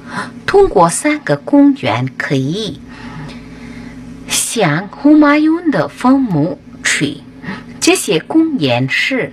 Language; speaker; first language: Chinese; non-native, fluent; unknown